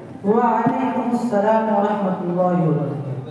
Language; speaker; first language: Arabic; non-native, learner; Urdu